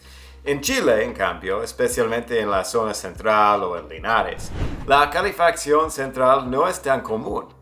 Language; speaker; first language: Spanish; non-native, fluent; English